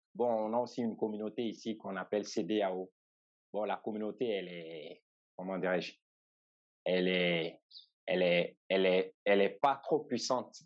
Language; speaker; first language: French; non-native, local second language; Bambara